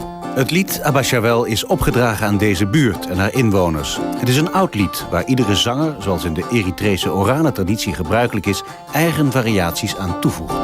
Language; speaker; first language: Dutch; native; Dutch